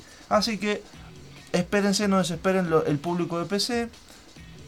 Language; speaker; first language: Spanish; native; Spanish